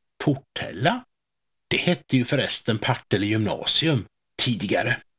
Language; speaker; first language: Swedish; native; Swedish